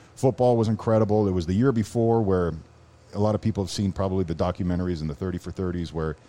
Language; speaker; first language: English; native; English